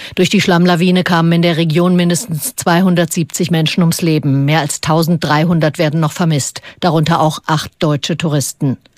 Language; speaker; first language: German; native; German